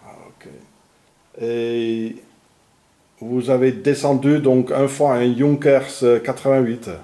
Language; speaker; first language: French; non-native, fluent; German